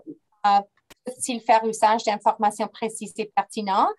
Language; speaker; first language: French; non-native, fluent; English